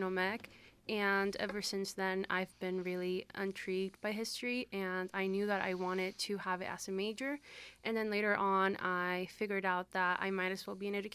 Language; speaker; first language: English; non-native, fluent; Spanish